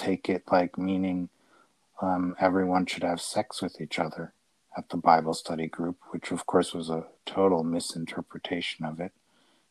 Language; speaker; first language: English; native; English